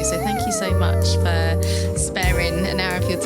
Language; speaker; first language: English; native; English